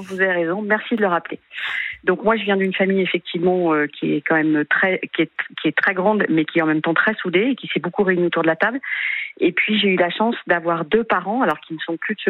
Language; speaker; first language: French; native; French